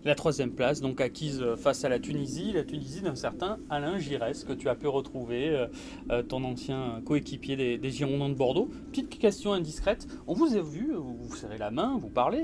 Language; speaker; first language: French; native; French